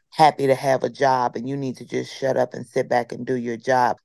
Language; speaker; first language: English; native; English